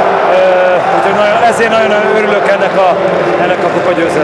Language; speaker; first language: Hungarian; native; Hungarian